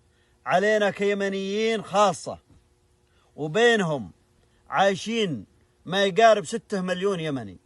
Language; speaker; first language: Arabic; native; Arabic